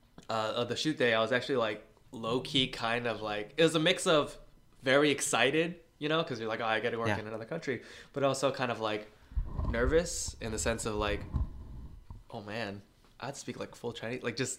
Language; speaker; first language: English; early bilingual, other home language; Chinese